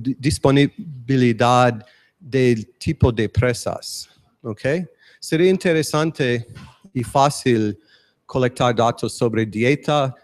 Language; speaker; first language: Spanish; non-native, learner; English